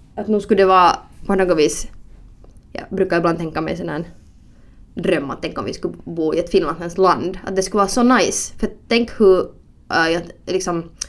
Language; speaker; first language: Swedish; native; Swedish